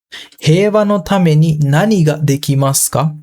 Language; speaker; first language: Japanese; non-native, fluent; Sinhala